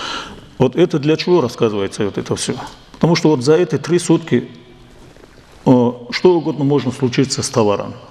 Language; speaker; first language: Russian; non-native, local second language; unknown